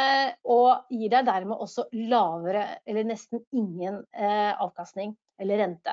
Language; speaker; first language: Norwegian; native; Norwegian